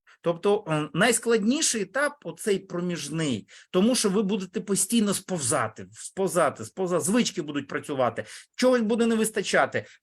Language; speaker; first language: Ukrainian; non-native, local second language; Russian